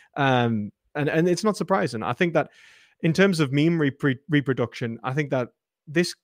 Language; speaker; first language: English; native; English